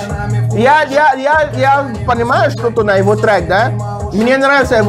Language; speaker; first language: Russian; non-native, learner; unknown